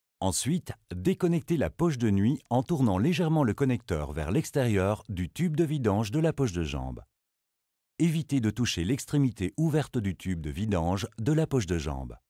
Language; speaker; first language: French; native; French